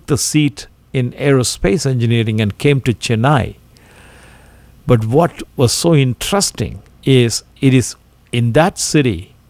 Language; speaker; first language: English; non-native, local second language; Tamil